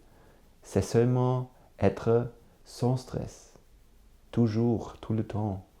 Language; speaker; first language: French; non-native, learner; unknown